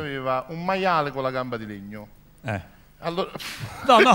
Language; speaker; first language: Italian; native; Italian